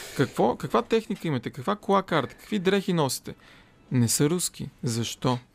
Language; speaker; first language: Bulgarian; native; Bulgarian